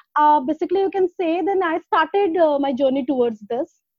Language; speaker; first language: English; non-native, local second language; Hindi